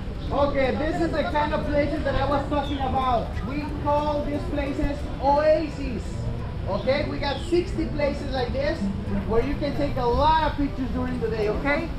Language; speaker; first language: English; non-native, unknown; Spanish